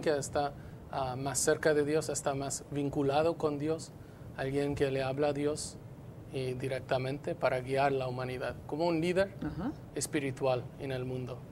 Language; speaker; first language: Spanish; non-native, fluent; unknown